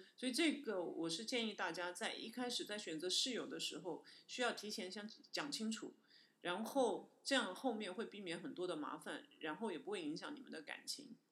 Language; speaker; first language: Chinese; native; Chinese